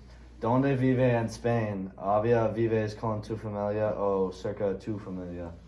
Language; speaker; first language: Spanish; non-native, learner; English